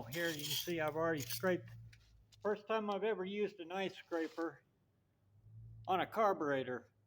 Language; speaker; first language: English; native; English